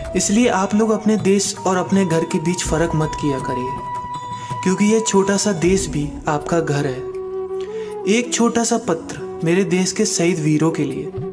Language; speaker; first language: Hindi; native; Hindi